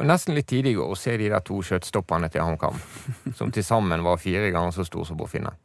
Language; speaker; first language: Norwegian; native; Norwegian